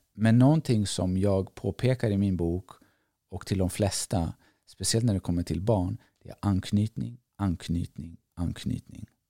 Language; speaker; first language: Swedish; early bilingual, other home language; Greek